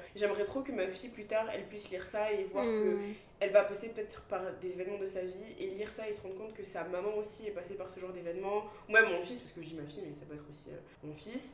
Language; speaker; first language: French; native; French